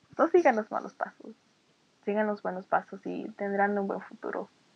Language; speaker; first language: Spanish; early bilingual, heritage; Spanish